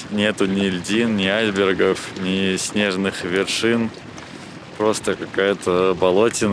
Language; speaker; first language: Russian; native; Russian